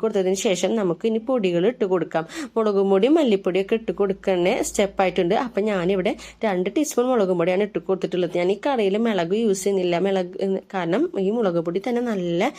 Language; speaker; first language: Malayalam; native; Malayalam